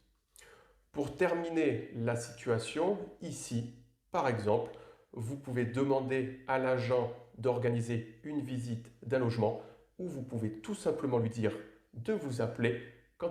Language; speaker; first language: French; native; French